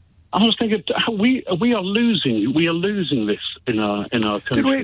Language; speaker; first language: English; native; English